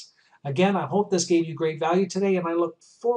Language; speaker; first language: English; native; English